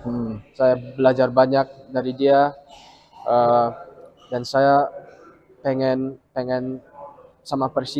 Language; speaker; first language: Indonesian; early bilingual, heritage; English